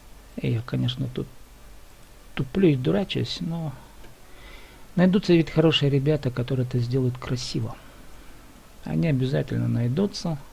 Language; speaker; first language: Russian; native; Russian